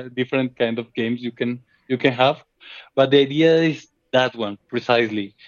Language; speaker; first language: English; non-native, fluent; Spanish